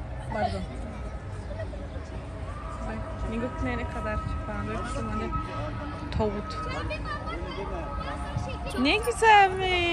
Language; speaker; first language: Turkish; non-native, learner; Tajik